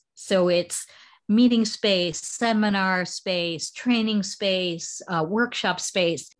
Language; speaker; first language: English; native; English